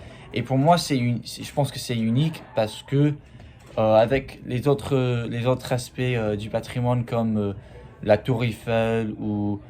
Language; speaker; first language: French; non-native, fluent; English